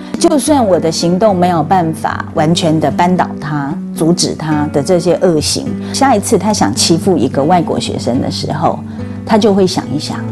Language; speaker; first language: Chinese; native; Chinese